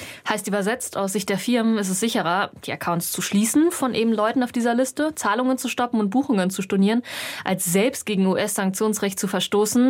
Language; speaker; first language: German; native; German